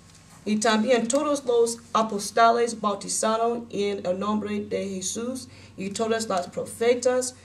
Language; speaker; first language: Spanish; non-native, learner; English